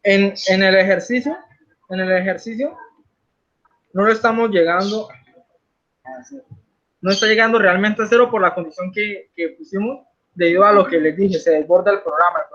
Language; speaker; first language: Spanish; native; Spanish